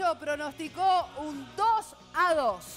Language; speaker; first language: Spanish; native; Spanish